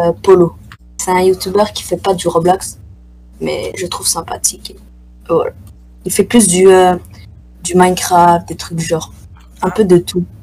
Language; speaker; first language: French; native; French